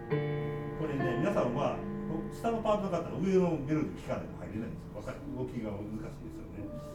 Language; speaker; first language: Japanese; native; Japanese